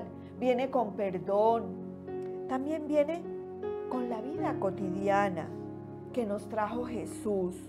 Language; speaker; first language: Spanish; native; Spanish